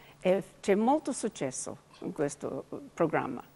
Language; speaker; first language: Italian; early bilingual, heritage; English